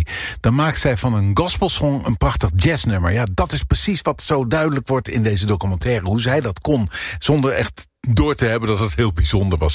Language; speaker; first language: Dutch; native; Dutch